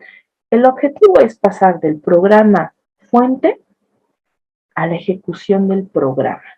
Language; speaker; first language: Spanish; native; Spanish